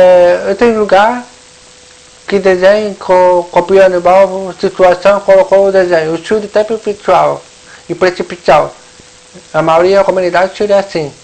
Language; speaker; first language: Portuguese; non-native, local second language; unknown